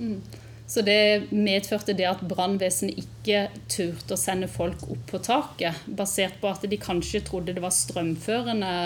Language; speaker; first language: Norwegian; native; Norwegian